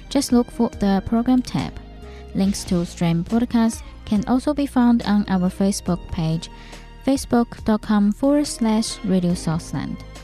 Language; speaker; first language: English; non-native, fluent; Chinese